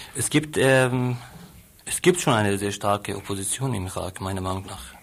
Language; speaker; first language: German; non-native, fluent; Arabic